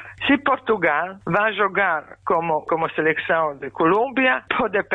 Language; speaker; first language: Portuguese; non-native, fluent; Croatian